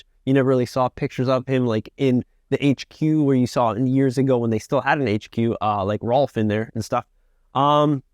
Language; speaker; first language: English; native; English